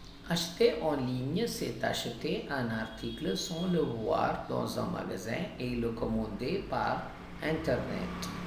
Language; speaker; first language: French; non-native, fluent; Tamil